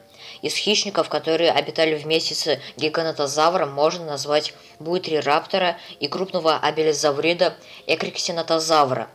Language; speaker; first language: Russian; native; Russian